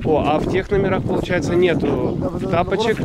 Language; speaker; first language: Russian; native; Russian